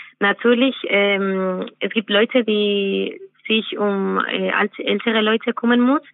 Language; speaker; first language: German; non-native, fluent; Spanish